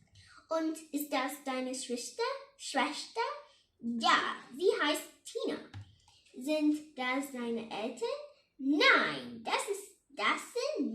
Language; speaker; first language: German; non-native, learner; Vietnamese